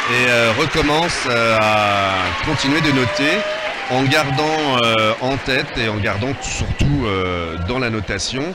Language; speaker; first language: French; native; French